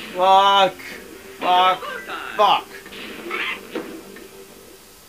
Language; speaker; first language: English; native; English